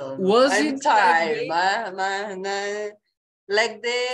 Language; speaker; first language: English; non-native, learner; Portuguese